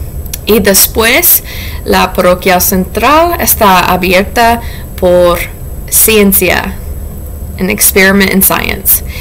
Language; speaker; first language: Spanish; non-native, learner; English